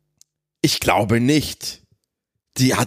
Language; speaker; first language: German; native; German